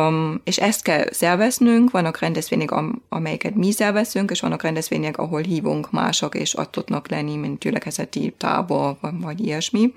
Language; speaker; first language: Hungarian; non-native, fluent; German